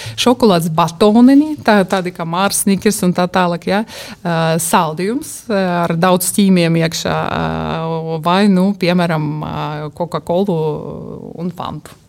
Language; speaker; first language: Latvian; non-native, local second language; Russian